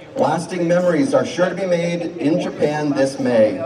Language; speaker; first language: English; native; English